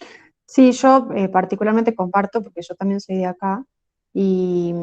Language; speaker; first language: Spanish; native; Spanish